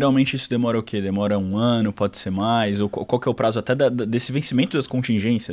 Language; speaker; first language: Portuguese; native; Portuguese